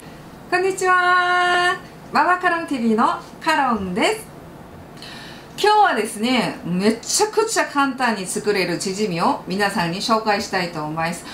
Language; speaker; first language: Japanese; non-native, fluent; Korean